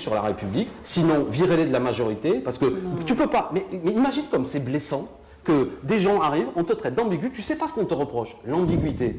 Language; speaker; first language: French; native; French